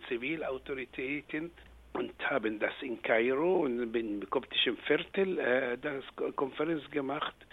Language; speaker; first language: German; non-native, fluent; Arabic